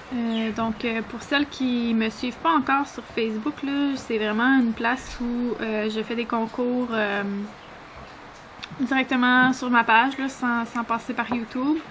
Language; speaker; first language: French; native; French